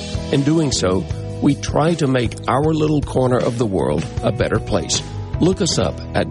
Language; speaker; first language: English; native; English